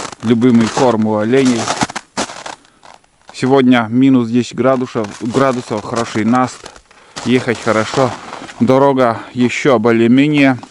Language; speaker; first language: Russian; native; Russian